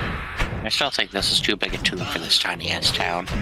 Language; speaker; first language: English; native; English